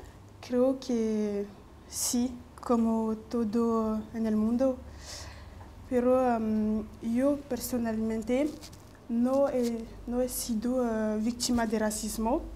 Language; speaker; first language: Spanish; non-native, local second language; French